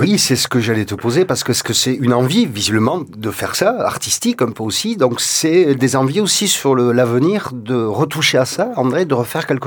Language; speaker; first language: French; native; French